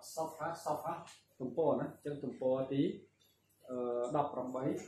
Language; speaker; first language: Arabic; non-native, fluent; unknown